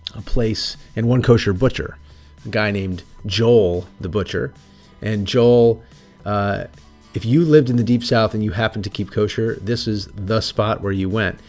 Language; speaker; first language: English; native; English